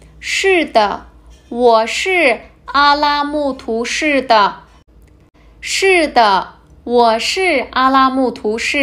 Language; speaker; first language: Chinese; non-native, fluent; Kazakh